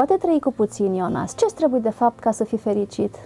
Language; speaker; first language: Romanian; native; Romanian